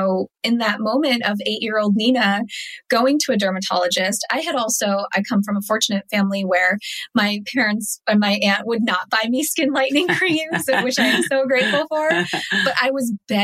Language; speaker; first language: English; early bilingual, other home language; Telugu